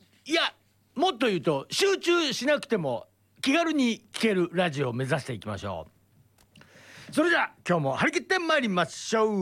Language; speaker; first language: Japanese; native; Japanese